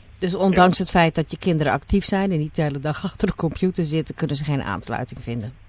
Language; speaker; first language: Dutch; native; Dutch